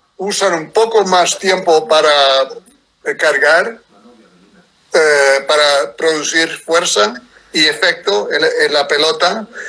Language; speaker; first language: Spanish; non-native, fluent; English